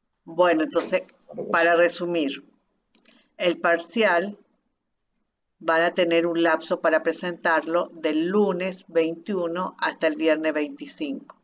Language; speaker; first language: Spanish; native; Spanish